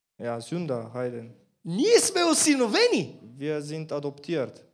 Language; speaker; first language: German; non-native, learner; Bulgarian